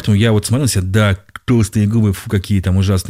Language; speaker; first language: Russian; native; Russian